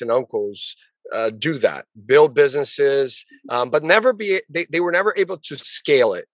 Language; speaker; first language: English; early bilingual, other home language; Portuguese